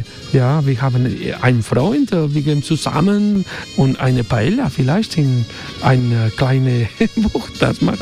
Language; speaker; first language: German; non-native, learner; Spanish